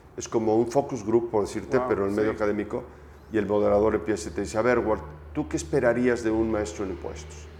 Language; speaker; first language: Spanish; native; Spanish